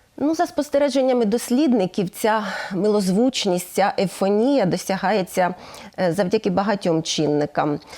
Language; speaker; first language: Ukrainian; native; Ukrainian